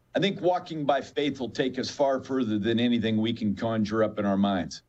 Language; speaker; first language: English; native; English